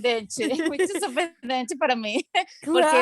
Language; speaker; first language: Portuguese; non-native, learner; Spanish